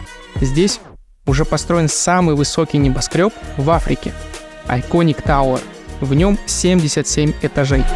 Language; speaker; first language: Russian; native; Russian